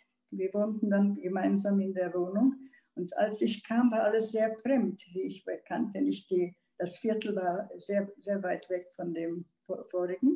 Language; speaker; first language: German; non-native, local second language; Czech